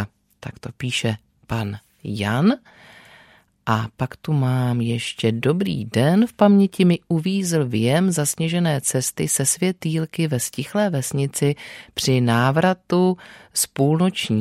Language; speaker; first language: Czech; native; Czech